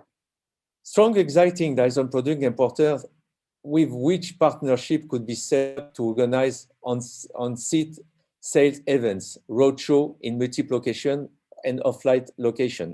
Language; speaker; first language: English; non-native, learner; French